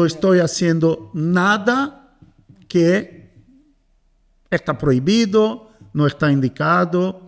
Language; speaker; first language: Spanish; non-native, fluent; Portuguese